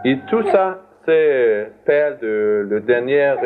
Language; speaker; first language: French; non-native, learner; Danish